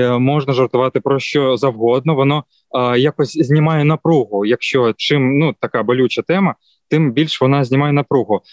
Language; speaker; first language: Ukrainian; non-native, local second language; Russian